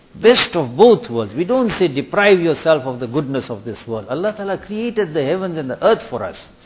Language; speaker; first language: English; native; English